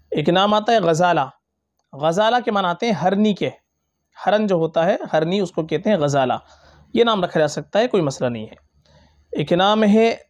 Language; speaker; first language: Urdu; native; Urdu